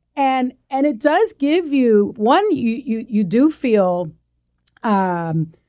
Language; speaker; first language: English; early bilingual, other home language; Spanish